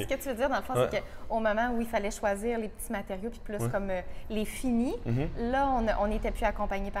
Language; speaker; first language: French; native; French